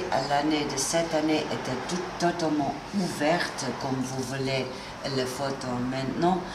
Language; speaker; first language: French; non-native, learner; Italian